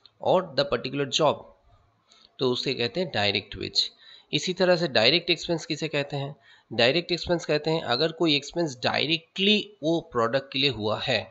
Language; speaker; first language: Hindi; non-native, local second language; Bangla